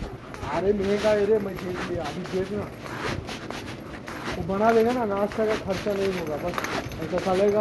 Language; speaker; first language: Hindi; non-native, local second language; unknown